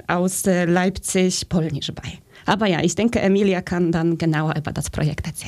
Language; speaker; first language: German; non-native, fluent; Polish